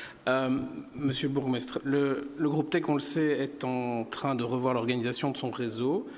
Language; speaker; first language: French; native; French